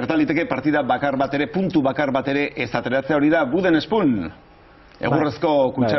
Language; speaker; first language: Basque; native; Basque